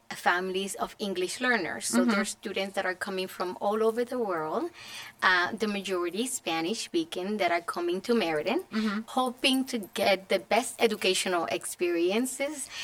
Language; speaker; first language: English; non-native, fluent; Spanish